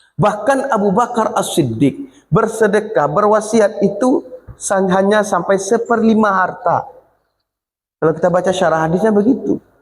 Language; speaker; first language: Malay; non-native, local second language; Minangkabau